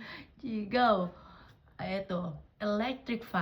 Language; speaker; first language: Japanese; non-native, fluent; Filipino